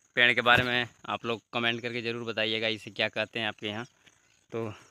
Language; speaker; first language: Hindi; native; Hindi